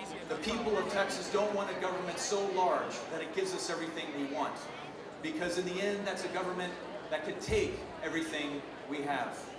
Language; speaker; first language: English; early bilingual, other home language; Spanish